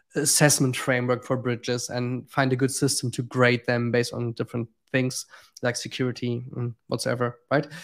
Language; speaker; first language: English; non-native, fluent; German